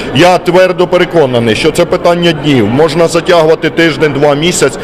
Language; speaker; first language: Ukrainian; native; Ukrainian